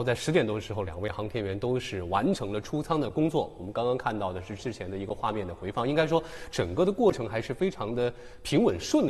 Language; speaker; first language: Chinese; native; Chinese